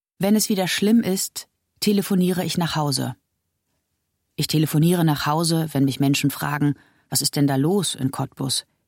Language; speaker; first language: German; native; German